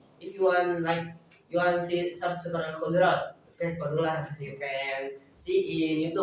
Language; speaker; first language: English; non-native, learner; Indonesian